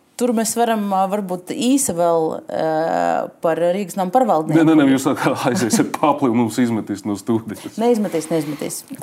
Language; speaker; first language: Latvian; non-native, local second language; Russian